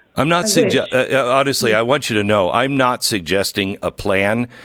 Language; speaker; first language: English; native; English